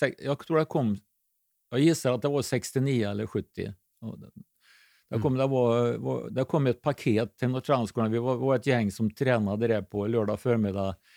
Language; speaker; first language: Swedish; native; Swedish